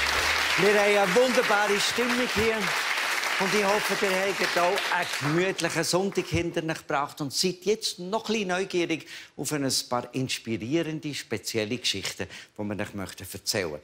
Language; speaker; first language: German; native; German